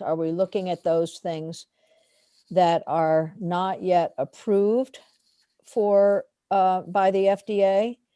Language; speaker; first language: English; native; English